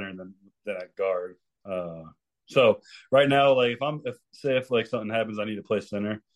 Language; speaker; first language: English; early bilingual, other home language; Spanish